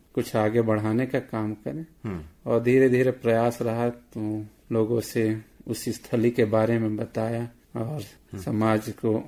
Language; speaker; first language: Hindi; native; Hindi